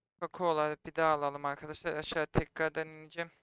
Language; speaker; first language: Turkish; native; Turkish